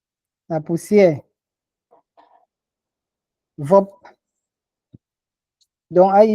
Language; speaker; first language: French; non-native, local second language; Ghomala